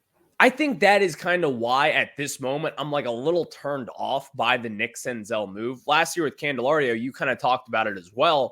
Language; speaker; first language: English; native; English